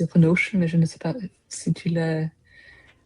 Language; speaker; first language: French; non-native, fluent; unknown